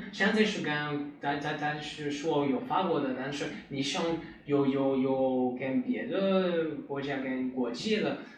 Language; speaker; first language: Chinese; non-native, learner; French